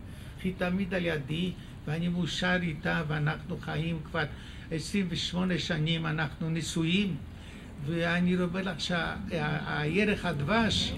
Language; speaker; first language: Hebrew; non-native, fluent; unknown